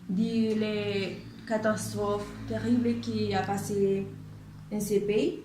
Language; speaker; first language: French; non-native, learner; Spanish